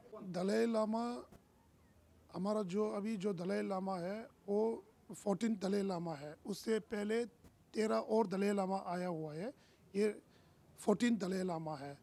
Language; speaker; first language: Hindi; non-native, local second language; Tibetan